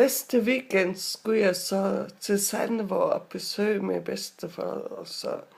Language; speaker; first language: Danish; non-native, local second language; Faroese